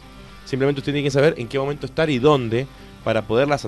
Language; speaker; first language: Spanish; native; Spanish